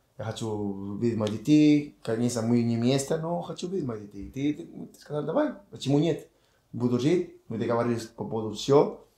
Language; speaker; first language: Russian; non-native, learner; Spanish